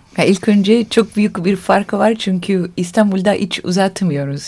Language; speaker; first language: Turkish; non-native, learner; Italian